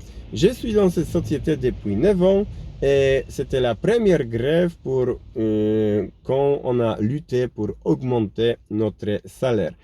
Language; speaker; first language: French; non-native, fluent; Polish